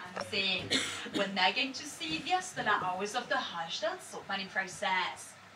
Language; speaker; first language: English; non-native, fluent; German